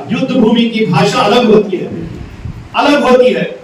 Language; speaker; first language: Hindi; non-native, local second language; Kannada